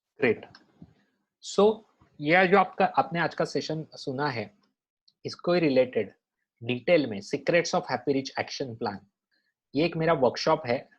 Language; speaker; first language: Hindi; non-native, local second language; Marathi